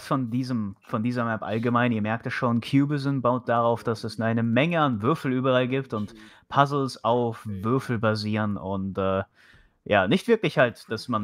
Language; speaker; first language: German; native; German